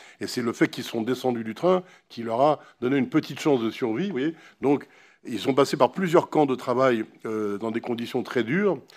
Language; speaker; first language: French; native; French